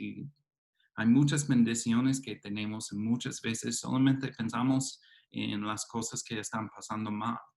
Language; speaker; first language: Spanish; non-native, fluent; English